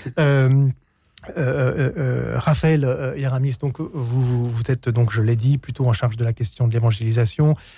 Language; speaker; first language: French; native; French